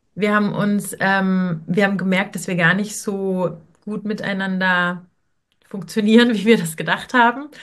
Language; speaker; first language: German; native; German